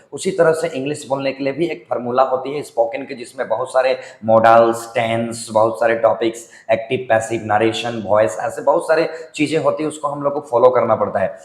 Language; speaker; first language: Hindi; native; Hindi